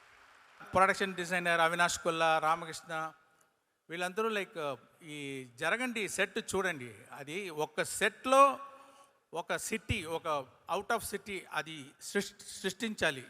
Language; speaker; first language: Telugu; non-native, learner; Tamil